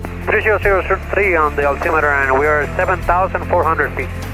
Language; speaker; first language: English; non-native, fluent; Spanish